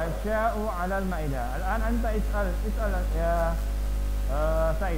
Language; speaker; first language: Arabic; non-native, fluent; Indonesian